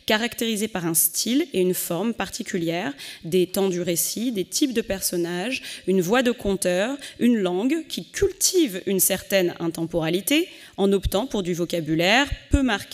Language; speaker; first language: French; native; French